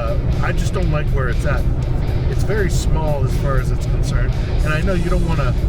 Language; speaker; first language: English; native; English